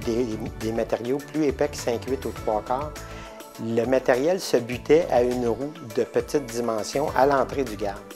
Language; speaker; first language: French; native; French